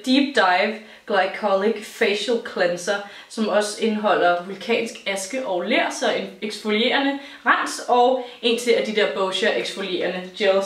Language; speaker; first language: Danish; native; Danish